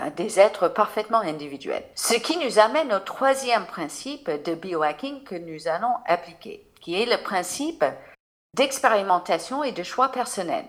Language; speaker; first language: French; non-native, fluent; English